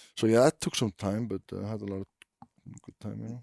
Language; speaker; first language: English; non-native, fluent; Icelandic